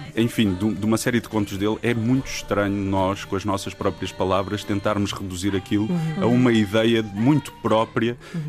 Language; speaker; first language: Portuguese; native; Portuguese